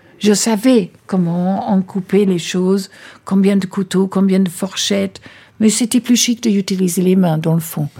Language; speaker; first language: French; non-native, fluent; English